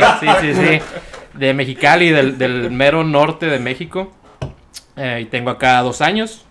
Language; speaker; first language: Spanish; native; Spanish